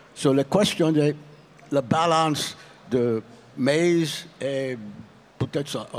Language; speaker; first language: French; non-native, learner; English